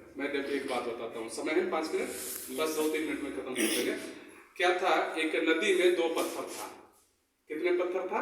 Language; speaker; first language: Hindi; native; Hindi